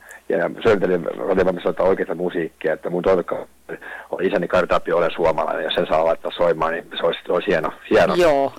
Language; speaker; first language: Finnish; native; Finnish